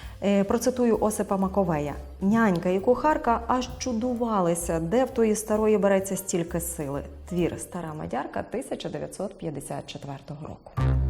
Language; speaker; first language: Ukrainian; native; Ukrainian